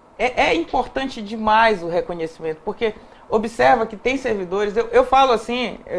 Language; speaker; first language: Portuguese; native; Portuguese